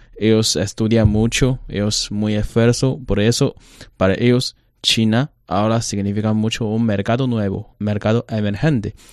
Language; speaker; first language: Spanish; non-native, learner; Chinese